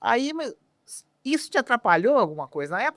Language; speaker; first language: Portuguese; native; Portuguese